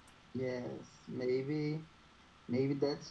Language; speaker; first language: English; non-native, learner; Portuguese